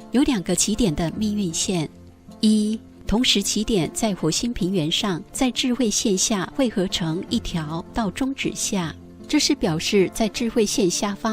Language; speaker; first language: Chinese; native; Chinese